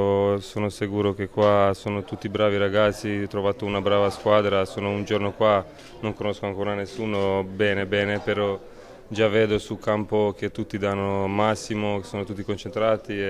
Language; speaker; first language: Italian; non-native, learner; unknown